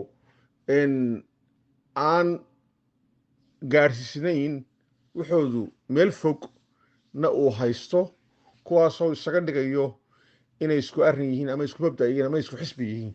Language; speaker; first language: Somali; native; Somali